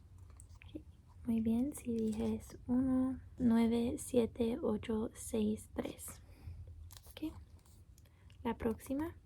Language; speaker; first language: Spanish; non-native, learner; English